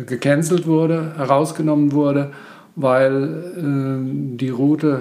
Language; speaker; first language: German; native; German